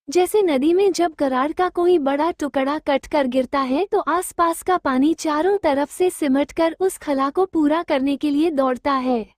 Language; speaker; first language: Hindi; native; Hindi